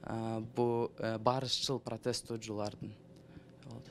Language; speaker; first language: Turkish; non-native, learner; Kazakh